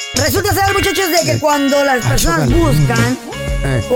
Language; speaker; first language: Spanish; early bilingual, heritage; Spanish